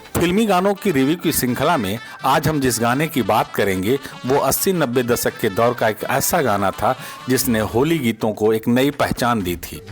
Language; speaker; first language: Hindi; native; Hindi